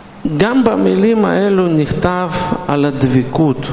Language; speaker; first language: Hebrew; non-native, fluent; Russian